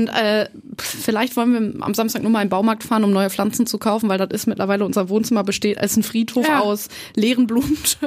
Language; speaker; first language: German; native; German